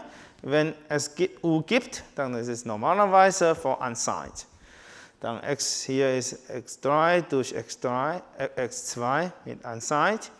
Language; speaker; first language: German; non-native, learner; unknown